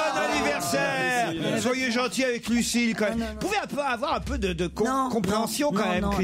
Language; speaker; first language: French; native; French